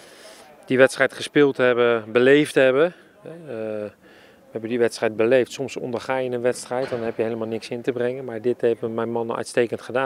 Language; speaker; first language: Dutch; native; Dutch